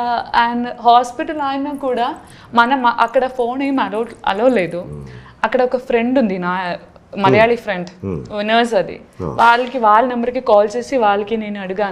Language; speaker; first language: Telugu; non-native, learner; Malayalam